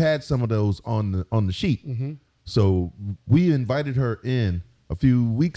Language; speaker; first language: English; native; English